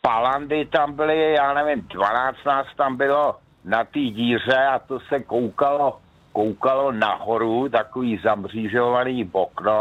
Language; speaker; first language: Czech; native; Czech